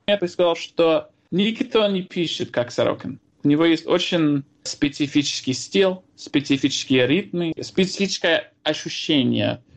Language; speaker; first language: Russian; non-native, fluent; English